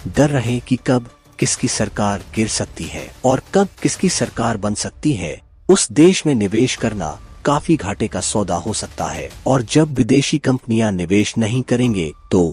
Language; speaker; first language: Hindi; non-native, local second language; Nepali